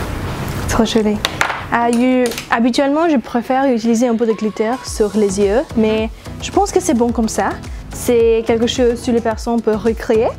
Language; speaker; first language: French; non-native, learner; English